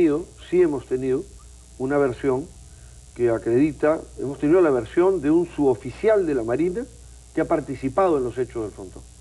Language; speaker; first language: Spanish; native; Spanish